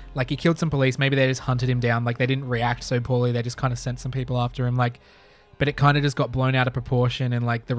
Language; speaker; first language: English; native; English